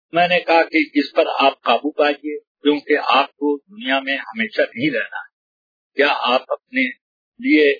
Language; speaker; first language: Urdu; native; Urdu